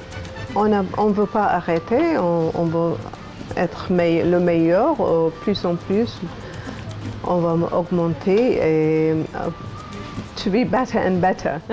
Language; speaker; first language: French; non-native, learner; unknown